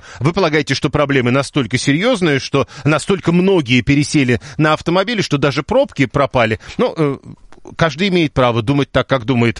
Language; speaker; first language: Russian; native; Russian